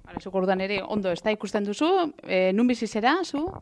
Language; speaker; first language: Basque; native; Basque